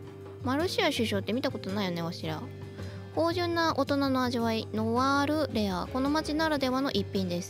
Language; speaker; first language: Japanese; native; Japanese